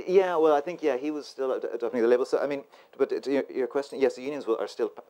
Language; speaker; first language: English; native; English